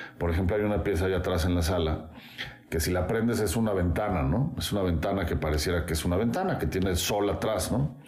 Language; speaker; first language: Spanish; native; Spanish